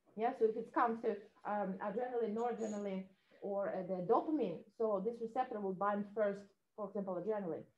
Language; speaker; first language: English; non-native, fluent; Russian